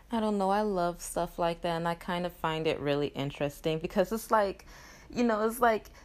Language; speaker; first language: English; native; English